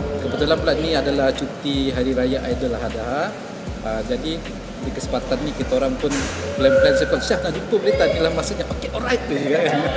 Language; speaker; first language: Malay; native; Malay